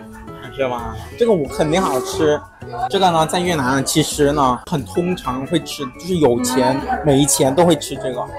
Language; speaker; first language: Chinese; early bilingual, heritage; Vietnamese